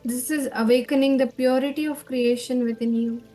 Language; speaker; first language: English; non-native, local second language; Kannada